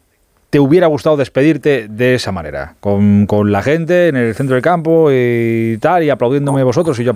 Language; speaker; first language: Spanish; native; Spanish